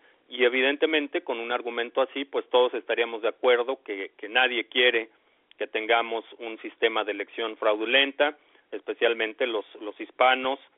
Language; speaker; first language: Spanish; native; Spanish